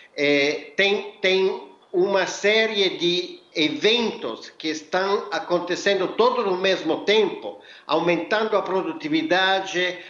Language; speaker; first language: Portuguese; non-native, fluent; Italian